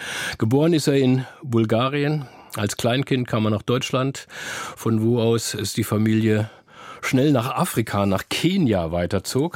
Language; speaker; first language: German; native; German